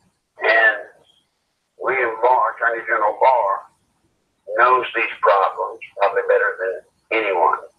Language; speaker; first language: English; native; English